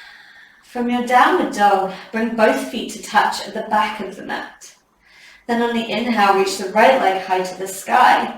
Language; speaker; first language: English; native; English